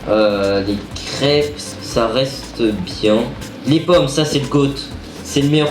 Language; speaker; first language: French; native; French